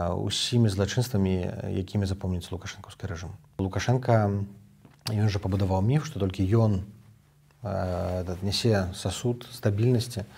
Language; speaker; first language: Belarusian; native; Belarusian